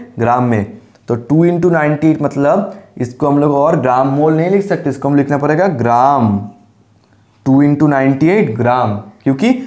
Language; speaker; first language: Hindi; non-native, local second language; Bangla